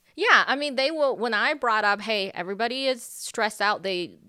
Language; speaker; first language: English; early bilingual, other home language; Chinese